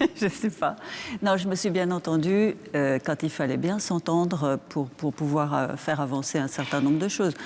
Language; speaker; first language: French; native; French